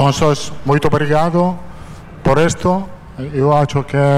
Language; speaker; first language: Portuguese; non-native, fluent; Italian